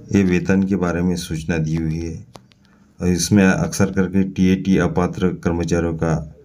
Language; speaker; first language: Hindi; non-native, local second language; Marathi